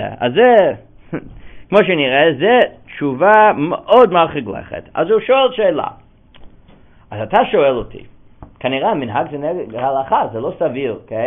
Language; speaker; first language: Hebrew; non-native, fluent; English